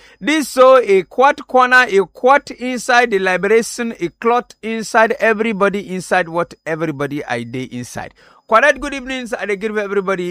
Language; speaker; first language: Nigerian Pidgin; non-native, local second language; Akan